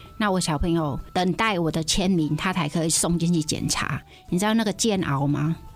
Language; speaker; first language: Chinese; non-native, fluent; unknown